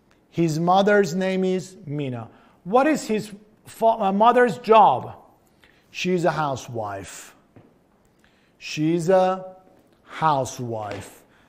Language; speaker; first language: English; non-native, fluent; Persian